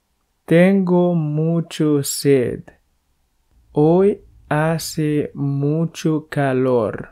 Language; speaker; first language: Spanish; non-native, fluent; Haitian Creole